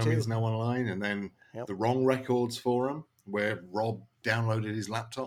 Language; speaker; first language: English; native; English